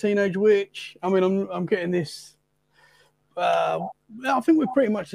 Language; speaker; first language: English; native; English